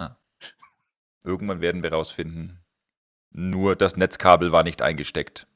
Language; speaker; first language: German; native; German